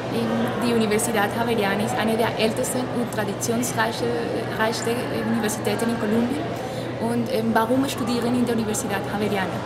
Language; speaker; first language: German; non-native, fluent; Spanish